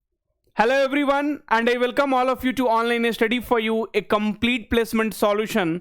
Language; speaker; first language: English; non-native, local second language; Hindi